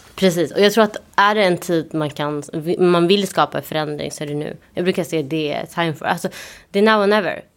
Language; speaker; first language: Swedish; early bilingual, other home language; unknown